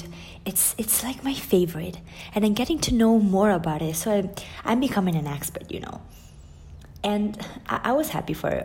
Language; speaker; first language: English; non-native, fluent; Italian